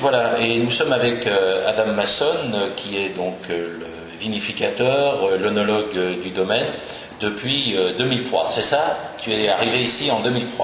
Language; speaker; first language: French; native; French